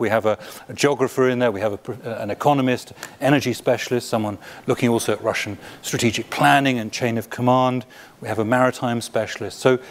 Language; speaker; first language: English; native; English